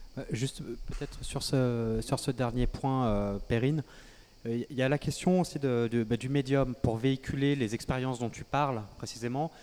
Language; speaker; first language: French; native; French